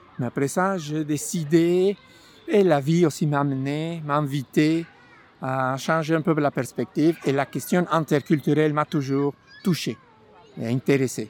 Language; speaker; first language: French; non-native, fluent; Spanish